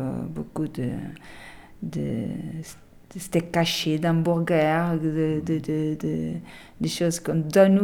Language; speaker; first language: French; non-native, learner; Portuguese